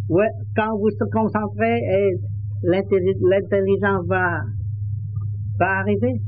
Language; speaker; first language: French; non-native, learner; Vietnamese